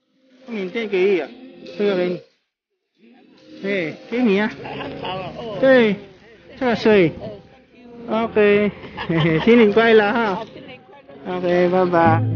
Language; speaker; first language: Chinese; non-native, learner; Filipino